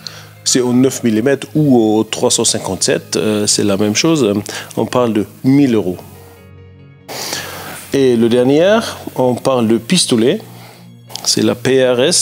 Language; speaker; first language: French; non-native, fluent; German